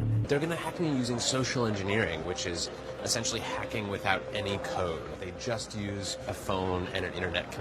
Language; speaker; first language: English; native; English